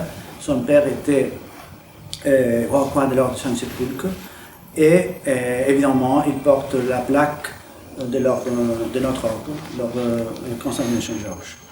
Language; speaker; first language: French; non-native, fluent; Spanish